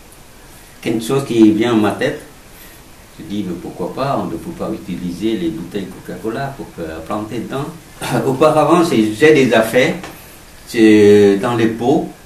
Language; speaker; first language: French; non-native, learner; Vietnamese